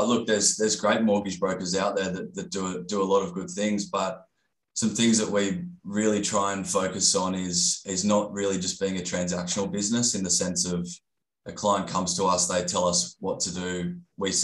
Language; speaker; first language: English; native; English